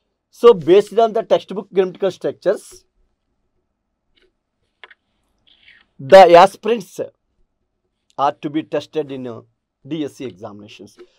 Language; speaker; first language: English; non-native, local second language; Telugu